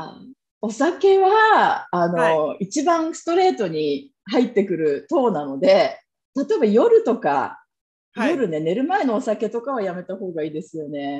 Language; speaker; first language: Japanese; native; Japanese